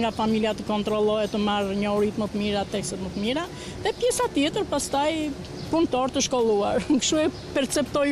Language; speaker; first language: Albanian; native; Albanian